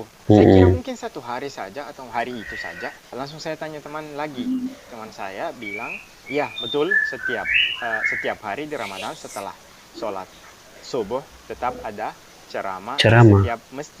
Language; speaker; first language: Indonesian; non-native, fluent; Arabic